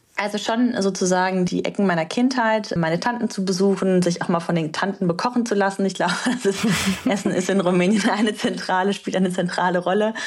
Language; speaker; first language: German; early bilingual, other home language; Romanian